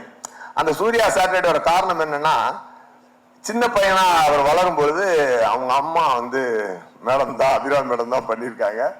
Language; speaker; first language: Tamil; native; Tamil